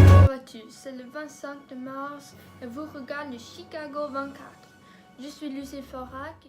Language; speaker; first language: French; non-native, learner; English